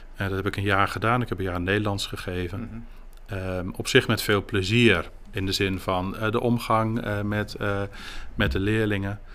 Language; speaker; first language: Dutch; native; Dutch